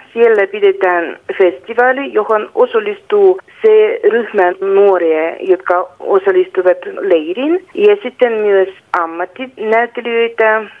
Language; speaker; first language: Finnish; non-native, fluent; Russian